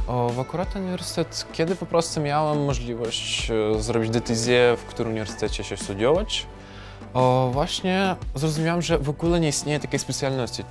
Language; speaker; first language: Polish; non-native, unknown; Russian